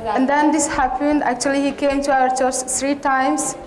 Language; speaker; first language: English; non-native, learner; Hungarian